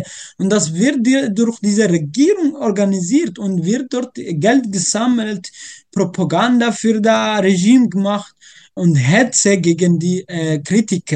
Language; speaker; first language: German; non-native, learner; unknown